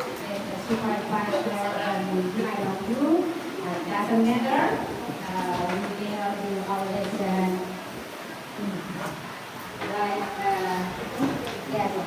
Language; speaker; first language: English; non-native, learner; Indonesian